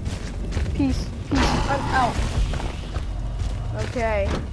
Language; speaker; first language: English; native; English